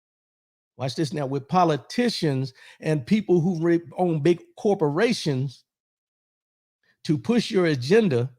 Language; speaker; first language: English; native; English